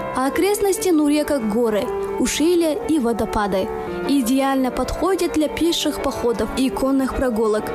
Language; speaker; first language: Russian; non-native, local second language; Tajik